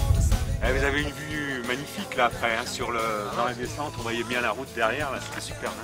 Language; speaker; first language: French; native; French